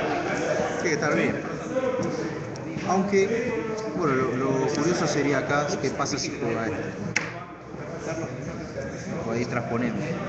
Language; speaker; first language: Spanish; native; Spanish